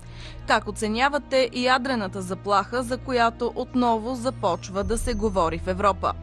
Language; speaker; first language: Bulgarian; native; Bulgarian